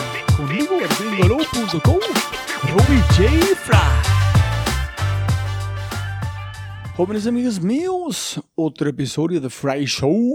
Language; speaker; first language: Spanish; non-native, learner; English